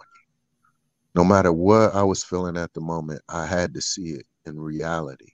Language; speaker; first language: English; early bilingual, other home language; Filipino